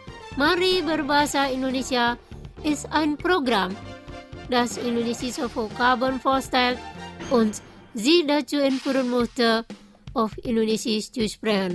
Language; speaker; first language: German; non-native, fluent; Indonesian